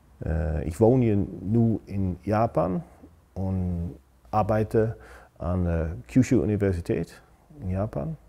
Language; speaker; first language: German; non-native, fluent; English